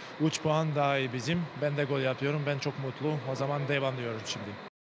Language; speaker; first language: Turkish; non-native, learner; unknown